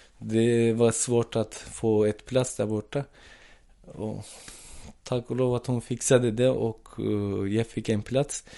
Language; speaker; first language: Swedish; non-native, fluent; Turkish